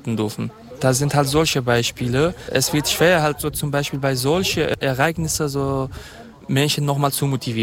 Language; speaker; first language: German; non-native, fluent; Kurdish